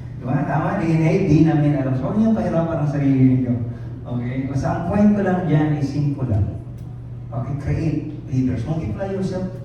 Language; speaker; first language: Filipino; non-native, local second language; Cebuano